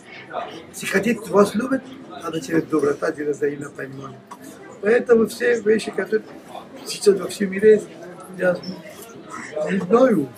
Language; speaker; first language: Russian; non-native, learner; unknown